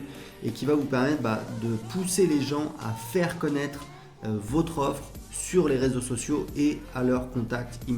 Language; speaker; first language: French; native; French